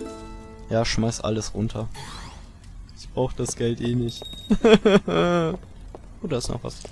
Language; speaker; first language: German; native; German